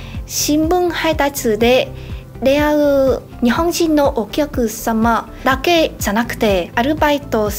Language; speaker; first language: Japanese; non-native, fluent; Vietnamese